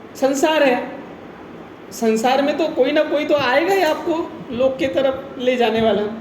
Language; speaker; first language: Hindi; non-native, local second language; Marathi